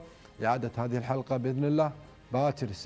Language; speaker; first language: Arabic; native; Arabic